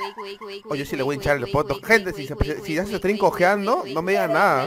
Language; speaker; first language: Spanish; native; Spanish